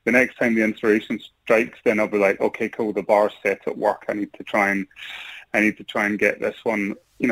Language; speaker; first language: English; native; English